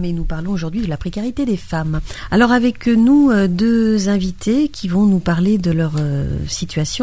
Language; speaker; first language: French; native; French